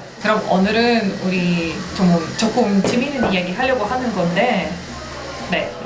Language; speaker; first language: Korean; non-native, fluent; Russian